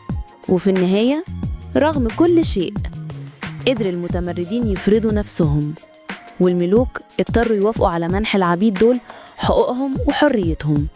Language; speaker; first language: Arabic; native; Arabic